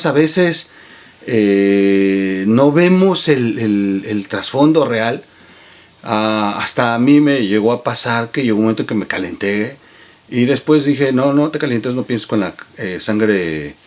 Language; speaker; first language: Spanish; native; Spanish